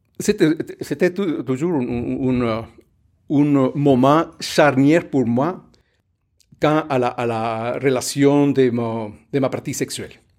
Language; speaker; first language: French; non-native, fluent; Spanish